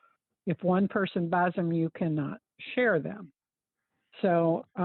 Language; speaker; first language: English; native; English